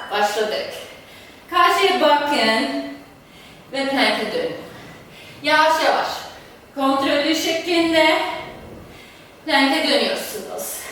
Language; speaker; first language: Turkish; non-native, fluent; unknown